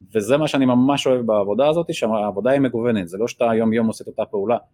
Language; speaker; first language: Hebrew; early bilingual, other home language; Russian